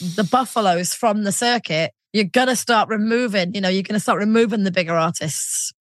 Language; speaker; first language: English; native; English